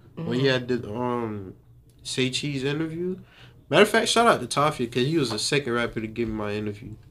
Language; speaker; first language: English; early bilingual, other home language; Haitian Creole